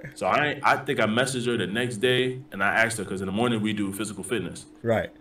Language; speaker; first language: English; native; English